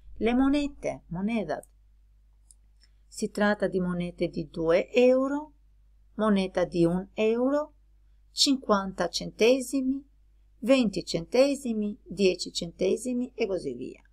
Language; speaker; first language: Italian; non-native, fluent; Albanian